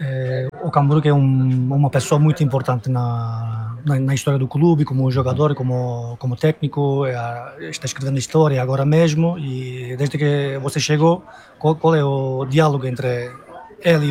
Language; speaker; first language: Portuguese; non-native, fluent; Turkish